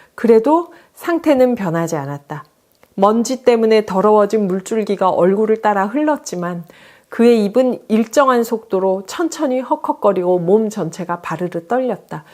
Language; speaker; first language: Korean; native; Korean